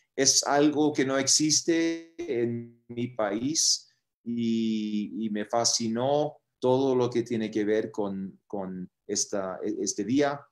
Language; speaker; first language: Spanish; early bilingual, other home language; English